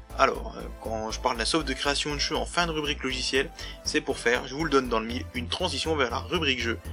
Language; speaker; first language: French; native; French